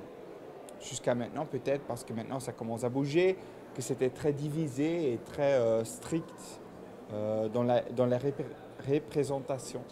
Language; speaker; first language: French; non-native, local second language; Dutch